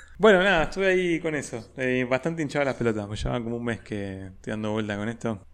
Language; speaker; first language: Spanish; native; Spanish